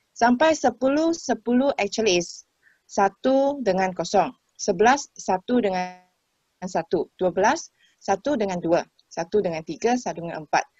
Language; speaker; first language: Malay; non-native, local second language; Chinese